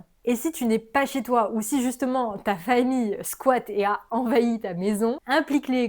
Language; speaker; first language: French; native; French